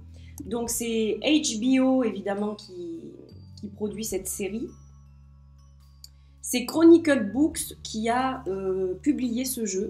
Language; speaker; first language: French; native; French